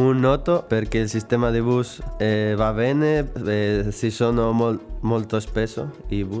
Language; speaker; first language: Italian; non-native, learner; Spanish